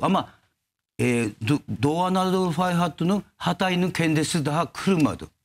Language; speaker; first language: Turkish; non-native, learner; Japanese